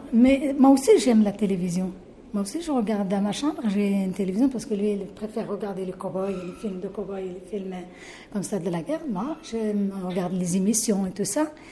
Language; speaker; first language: French; non-native, local second language; Arabic